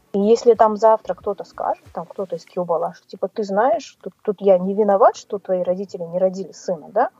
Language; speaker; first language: Russian; native; Russian